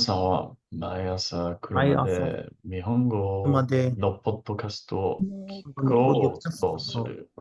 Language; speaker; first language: Japanese; non-native, learner; English